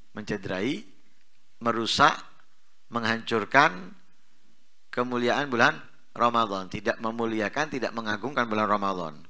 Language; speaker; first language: Indonesian; non-native, local second language; Javanese